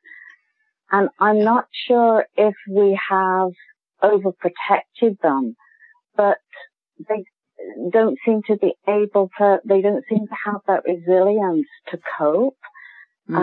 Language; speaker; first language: English; native; English